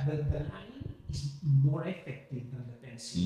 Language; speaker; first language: English; non-native, learner; Spanish